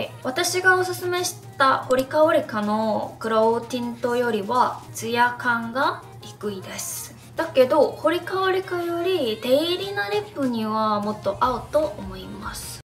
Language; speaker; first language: Japanese; non-native, fluent; Korean